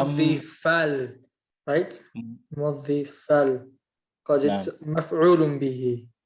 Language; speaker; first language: Arabic; non-native, fluent; English